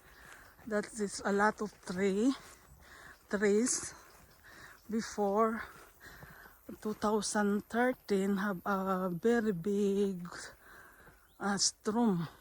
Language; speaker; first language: English; non-native, learner; Filipino